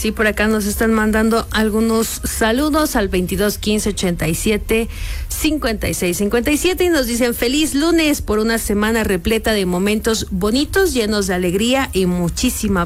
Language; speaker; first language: Spanish; native; Spanish